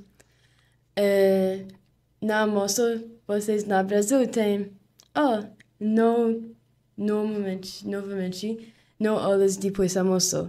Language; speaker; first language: Portuguese; non-native, learner; English